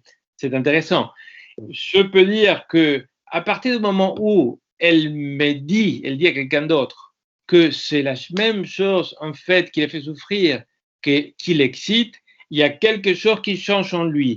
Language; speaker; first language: French; non-native, fluent; Spanish